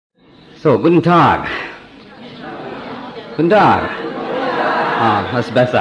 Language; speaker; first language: German; non-native, fluent; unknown